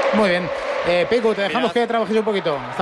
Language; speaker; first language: Spanish; native; Spanish